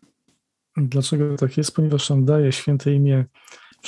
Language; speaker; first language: Polish; native; Polish